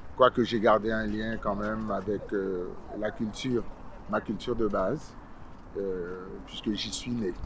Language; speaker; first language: French; early bilingual, other home language; Haitian Creole